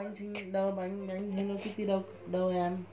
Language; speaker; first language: Vietnamese; native; Vietnamese